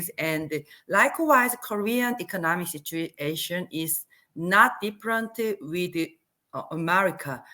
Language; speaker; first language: English; non-native, learner; Korean